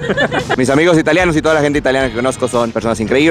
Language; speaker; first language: Spanish; native; Spanish